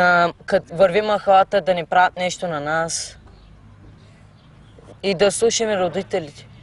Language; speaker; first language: Bulgarian; non-native, local second language; Turkish